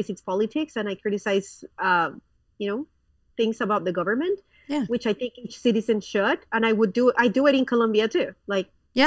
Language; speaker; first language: English; non-native, fluent; Spanish